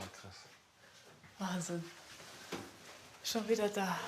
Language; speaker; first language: German; native; German